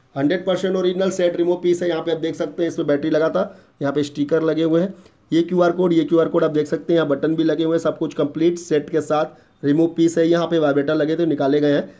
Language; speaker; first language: Hindi; native; Hindi